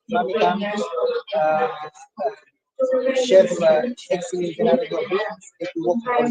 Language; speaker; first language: Polish; non-native, learner; Arabic